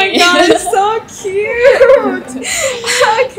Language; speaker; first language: English; non-native, learner; Thai